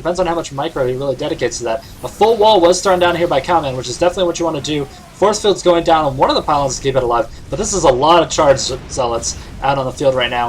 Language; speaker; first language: English; native; English